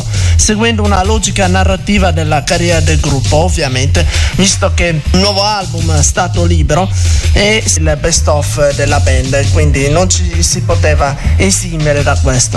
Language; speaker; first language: Italian; native; Italian